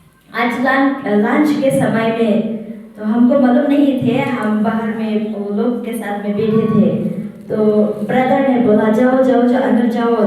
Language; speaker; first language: Hindi; non-native, local second language; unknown